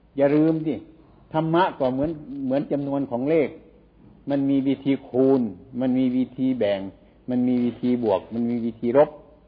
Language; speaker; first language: Thai; non-native, local second language; Northeastern Thai